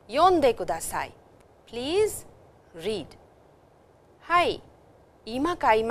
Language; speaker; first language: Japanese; non-native, fluent; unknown